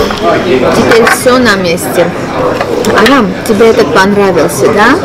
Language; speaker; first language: Russian; non-native, fluent; Armenian